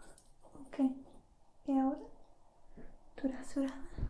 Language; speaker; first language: Spanish; non-native, learner; English